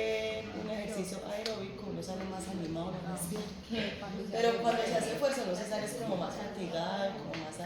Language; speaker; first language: Spanish; native; Spanish